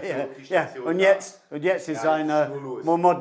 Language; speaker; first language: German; non-native, learner; English